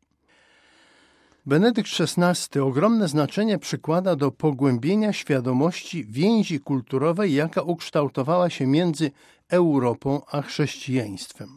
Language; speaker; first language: Polish; native; Polish